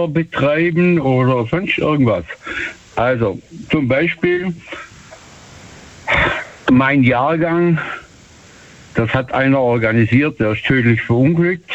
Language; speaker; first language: German; native; German